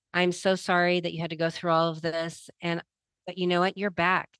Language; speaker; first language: English; native; English